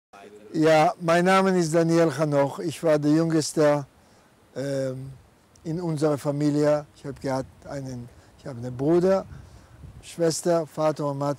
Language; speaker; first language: German; non-native, fluent; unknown